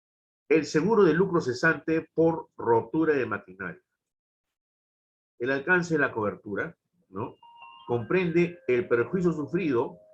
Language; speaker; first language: Spanish; native; Spanish